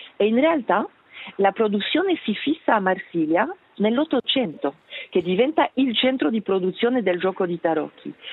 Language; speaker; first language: Italian; non-native, fluent; French